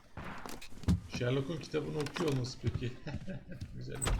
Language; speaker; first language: Turkish; native; Turkish